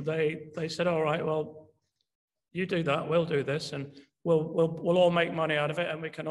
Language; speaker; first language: English; native; English